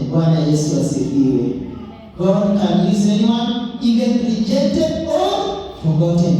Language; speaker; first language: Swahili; non-native, local second language; Luo (Kenya and Tanzania)